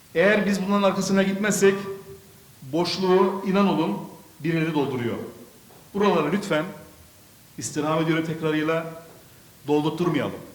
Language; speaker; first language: Turkish; early bilingual, other home language; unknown